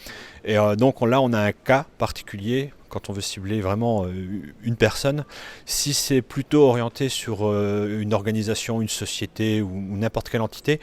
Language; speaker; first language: French; native; French